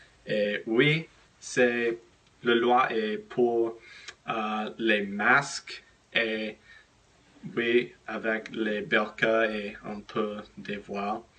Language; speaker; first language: French; non-native, learner; English